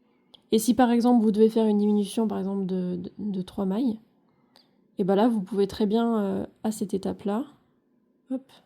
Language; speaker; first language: French; native; French